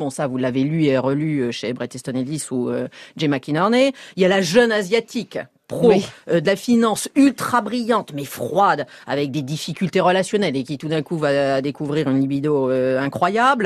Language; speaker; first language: French; native; French